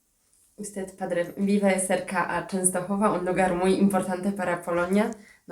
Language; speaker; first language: Spanish; non-native, fluent; Polish